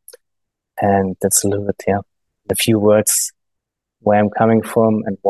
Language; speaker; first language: English; non-native, fluent; German